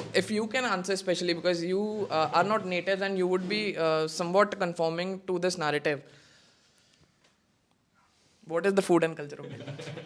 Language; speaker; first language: English; non-native, local second language; Hindi